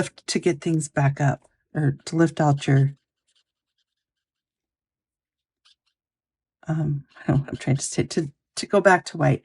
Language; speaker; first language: English; native; English